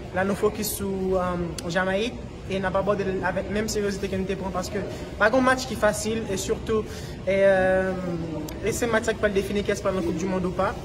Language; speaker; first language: French; non-native, learner; Haitian Creole